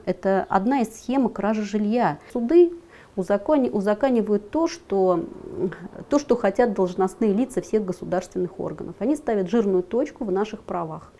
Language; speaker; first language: Russian; native; Russian